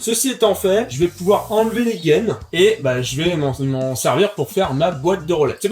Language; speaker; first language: French; native; French